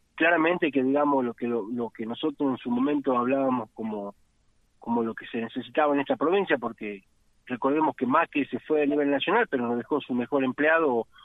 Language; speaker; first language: Spanish; native; Spanish